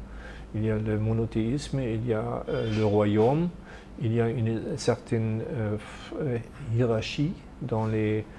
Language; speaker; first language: French; non-native, fluent; German